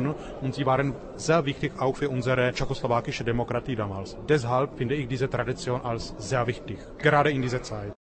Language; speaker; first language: German; non-native, fluent; Czech